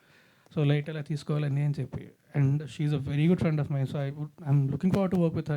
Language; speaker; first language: Telugu; native; Telugu